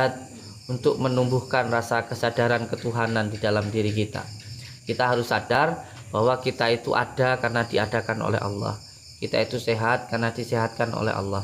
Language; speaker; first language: Indonesian; non-native, local second language; Javanese